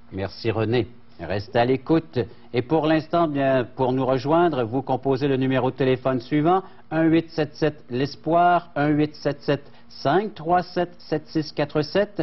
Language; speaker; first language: French; native; French